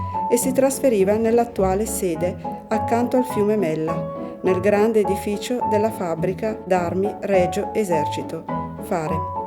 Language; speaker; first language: Italian; native; Italian